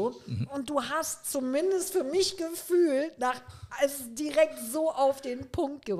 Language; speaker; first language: German; native; German